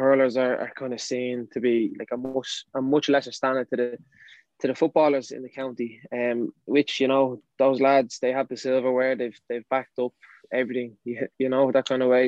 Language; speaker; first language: English; native; English